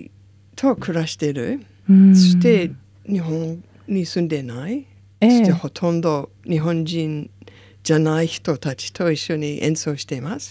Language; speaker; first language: Japanese; non-native, learner; English